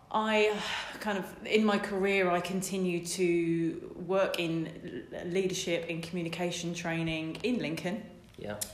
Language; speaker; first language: English; native; English